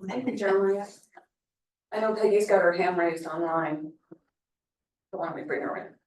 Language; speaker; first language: English; native; English